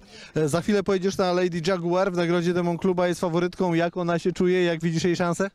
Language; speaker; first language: Polish; native; Polish